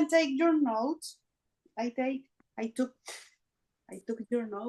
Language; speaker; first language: English; non-native, learner; Spanish